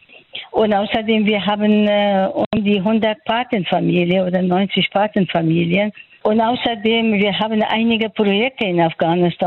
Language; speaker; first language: German; non-native, local second language; Persian